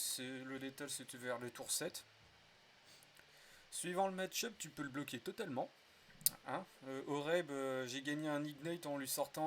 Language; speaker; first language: French; native; French